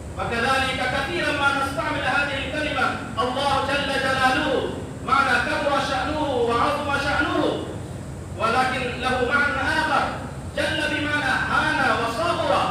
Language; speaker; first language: Arabic; non-native, fluent; Urdu